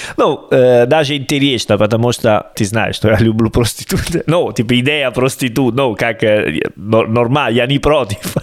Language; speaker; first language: Russian; non-native, learner; Italian